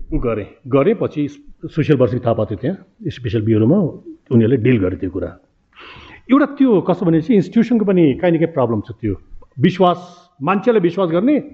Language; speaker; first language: Nepali; native; Nepali